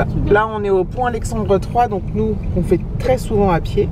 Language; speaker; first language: French; native; French